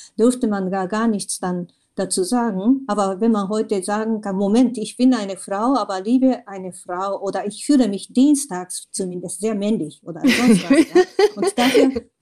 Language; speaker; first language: German; non-native, fluent; Japanese